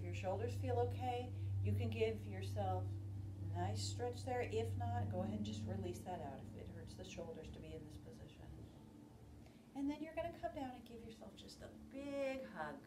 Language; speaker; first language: English; native; English